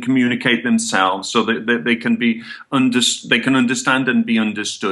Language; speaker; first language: English; native; English